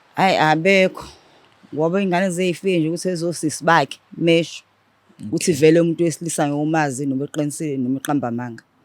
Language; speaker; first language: Zulu; native; Zulu